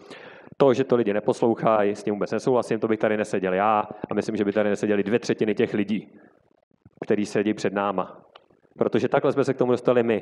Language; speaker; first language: Czech; native; Czech